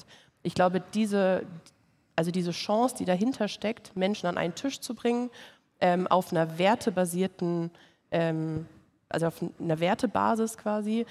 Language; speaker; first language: German; native; German